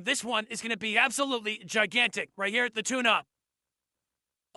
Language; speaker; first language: English; native; English